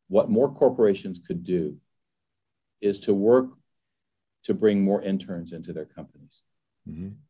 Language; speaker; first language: English; native; English